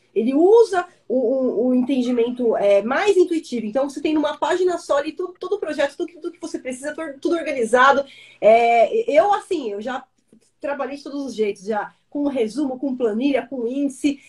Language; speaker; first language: Portuguese; native; Portuguese